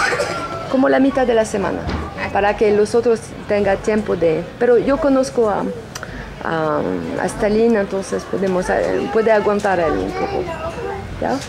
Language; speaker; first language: Spanish; non-native, fluent; French